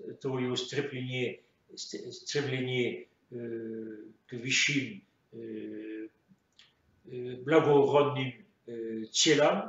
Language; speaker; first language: Russian; non-native, fluent; French